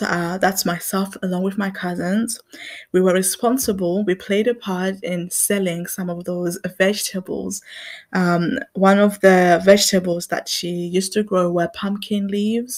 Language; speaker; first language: English; non-native, local second language; Shona